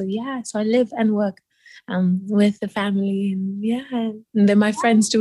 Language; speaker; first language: English; non-native, local second language; Yoruba